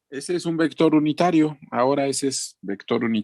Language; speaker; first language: Spanish; native; Spanish